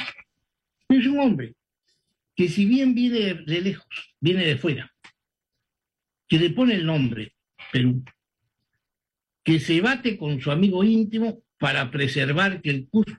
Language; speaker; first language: Spanish; native; Spanish